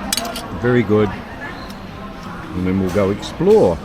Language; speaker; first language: English; native; English